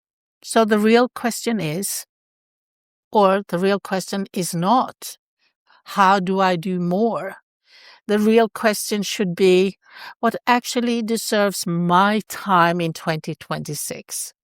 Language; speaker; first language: English; non-native, fluent; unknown